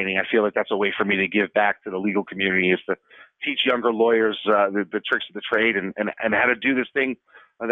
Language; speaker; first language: English; native; English